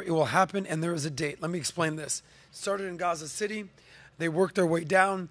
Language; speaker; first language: English; native; English